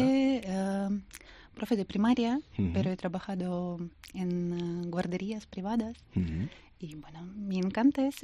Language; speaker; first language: Spanish; non-native, learner; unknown